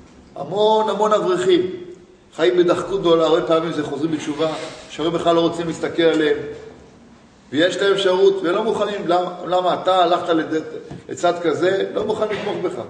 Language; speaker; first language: Hebrew; native; Hebrew